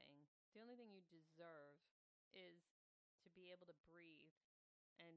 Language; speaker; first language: English; native; English